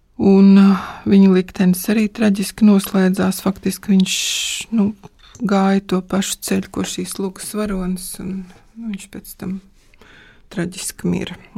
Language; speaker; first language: Latvian; native; Latvian